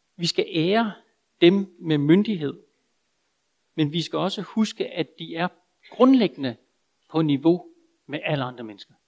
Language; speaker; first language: Danish; native; Danish